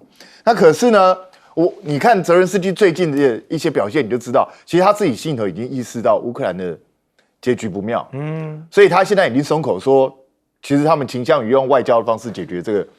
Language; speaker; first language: Chinese; native; Chinese